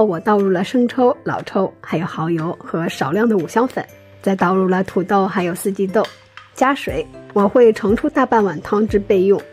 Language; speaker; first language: Chinese; native; Chinese